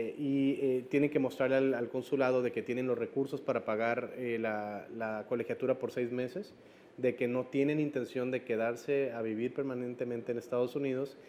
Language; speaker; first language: Spanish; native; Spanish